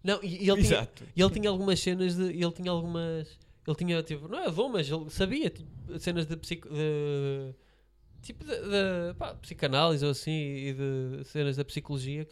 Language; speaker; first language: Portuguese; native; Portuguese